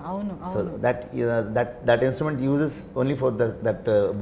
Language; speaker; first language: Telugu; non-native, learner; Kannada